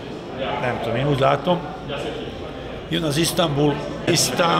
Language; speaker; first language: Hungarian; non-native, fluent; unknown